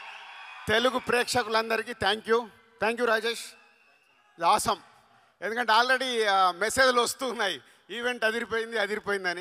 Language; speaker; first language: Telugu; native; Telugu